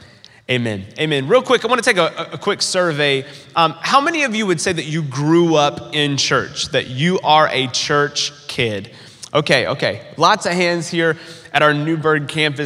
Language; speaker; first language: English; native; English